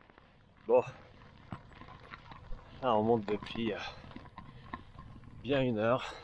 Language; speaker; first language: French; native; French